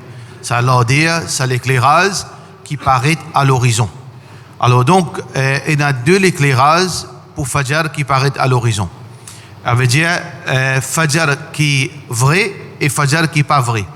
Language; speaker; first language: French; non-native, learner; Morisyen